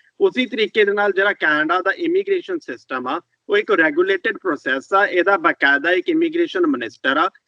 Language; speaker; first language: Punjabi; early bilingual, heritage; Punjabi